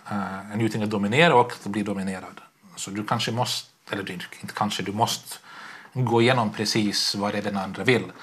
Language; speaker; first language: Swedish; native; Swedish